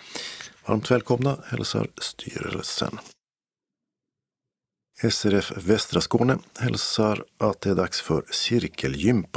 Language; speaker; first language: Swedish; native; Swedish